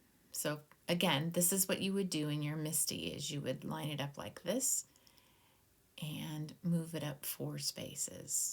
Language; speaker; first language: English; native; English